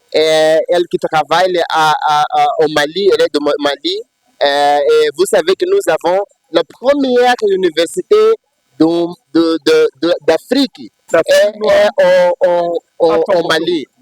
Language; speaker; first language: French; non-native, learner; Portuguese